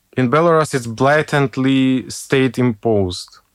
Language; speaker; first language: English; non-native, fluent; Ukrainian